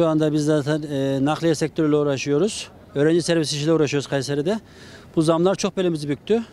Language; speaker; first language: Turkish; native; Turkish